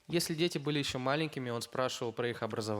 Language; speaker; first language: Russian; native; Russian